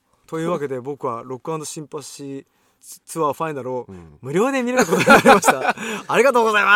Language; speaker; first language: Japanese; native; Japanese